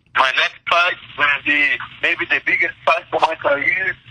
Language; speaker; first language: English; non-native, fluent; Portuguese